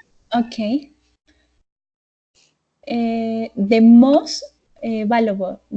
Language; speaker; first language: English; non-native, learner; Spanish